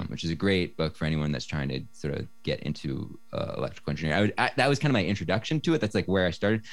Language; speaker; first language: English; native; English